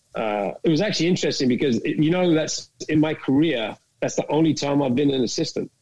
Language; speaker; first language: English; native; English